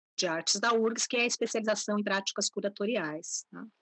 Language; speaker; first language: Portuguese; native; Portuguese